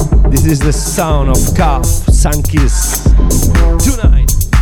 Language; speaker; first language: English; non-native, learner; Spanish